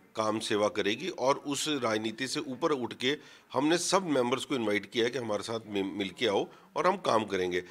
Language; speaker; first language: Hindi; non-native, local second language; Punjabi